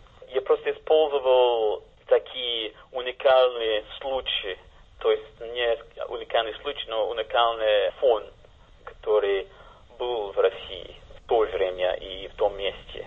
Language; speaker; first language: Russian; non-native, fluent; English